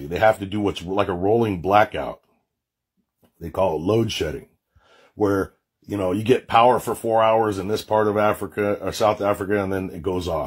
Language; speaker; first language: English; native; English